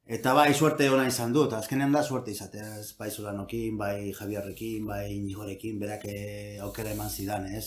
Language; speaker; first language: Basque; non-native, local second language; Spanish